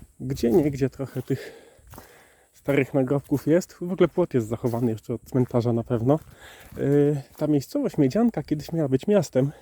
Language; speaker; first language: Polish; native; Polish